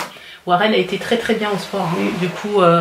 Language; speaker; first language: French; native; French